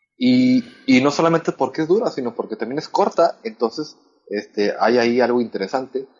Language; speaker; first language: Spanish; native; Spanish